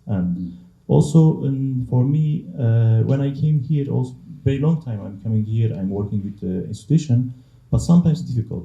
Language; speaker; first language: English; non-native, learner; Kurdish